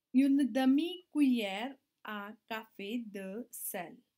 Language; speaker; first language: French; non-native, learner; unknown